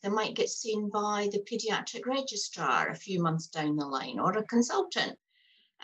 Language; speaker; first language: English; native; English